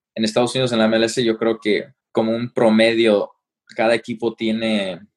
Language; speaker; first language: Spanish; early bilingual, heritage; Spanish